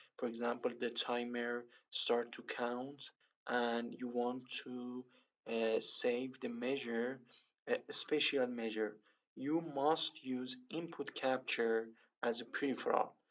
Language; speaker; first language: English; non-native, learner; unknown